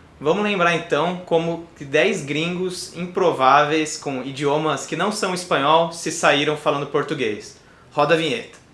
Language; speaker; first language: Portuguese; native; Portuguese